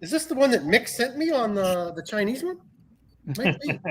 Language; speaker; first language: English; native; English